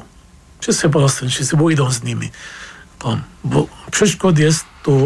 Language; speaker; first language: Polish; non-native, fluent; Arabic